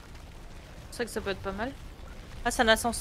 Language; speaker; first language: French; native; French